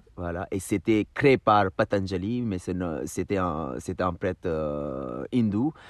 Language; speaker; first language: French; non-native, fluent; Hindi